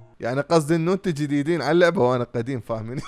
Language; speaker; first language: Arabic; native; Arabic